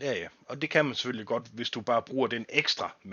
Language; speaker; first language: Danish; native; Danish